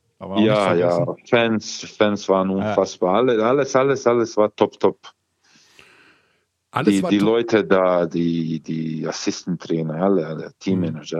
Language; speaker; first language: German; non-native, learner; Croatian